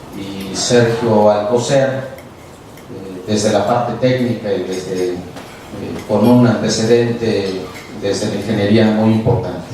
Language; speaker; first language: Spanish; native; Spanish